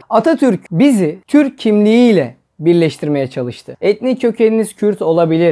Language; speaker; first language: Turkish; native; Turkish